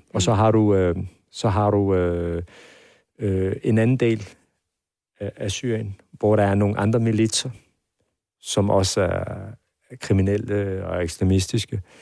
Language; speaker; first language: Danish; early bilingual, other home language; Persian